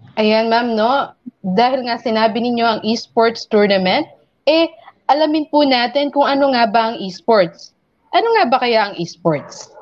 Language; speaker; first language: Filipino; non-native, local second language; Pampanga